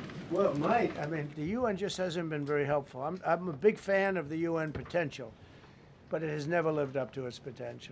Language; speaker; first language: English; native; English